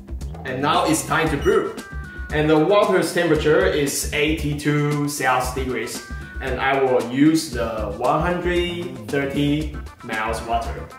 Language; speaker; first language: English; non-native, learner; Chinese